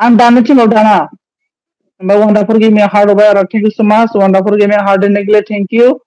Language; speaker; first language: Hindi; non-native, local second language; Bodo